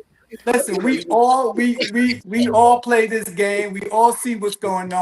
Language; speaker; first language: English; native; English